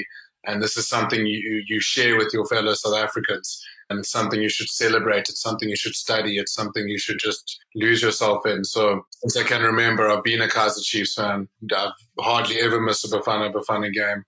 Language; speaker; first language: English; native; English